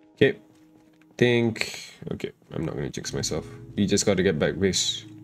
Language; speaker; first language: English; non-native, local second language; Malay